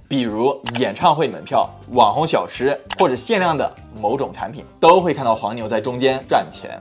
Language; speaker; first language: Chinese; non-native, fluent; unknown